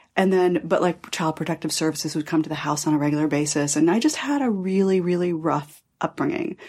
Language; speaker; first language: English; early bilingual, other home language; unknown